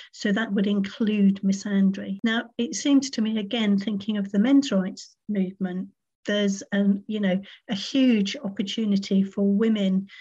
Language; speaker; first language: English; native; English